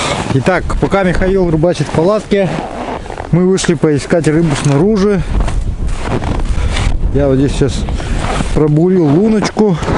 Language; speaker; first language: Russian; native; Russian